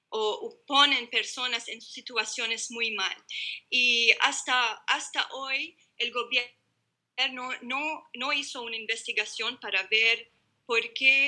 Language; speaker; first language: Spanish; non-native, learner; Arabic